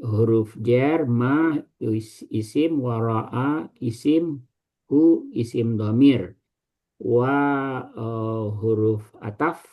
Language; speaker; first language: Arabic; non-native, learner; Indonesian